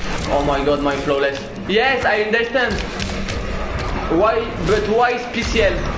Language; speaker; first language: English; non-native, learner; French